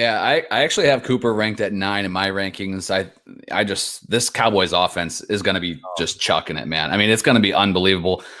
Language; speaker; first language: English; native; English